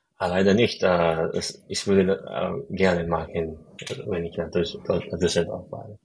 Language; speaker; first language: German; non-native, learner; Japanese